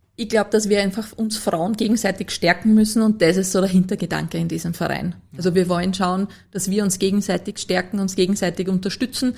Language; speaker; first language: German; native; German